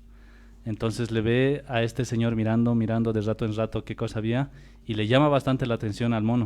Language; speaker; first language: Spanish; native; Spanish